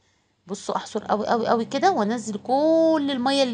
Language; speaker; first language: Arabic; native; Arabic